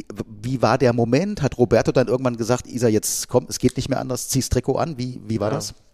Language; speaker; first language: German; native; German